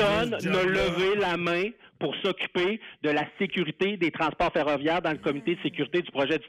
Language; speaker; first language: French; native; French